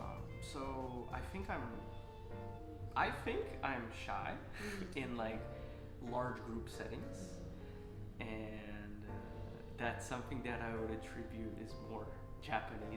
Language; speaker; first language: English; non-native, fluent; Portuguese